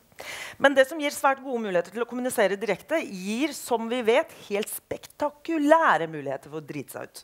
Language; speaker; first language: Norwegian; native; Norwegian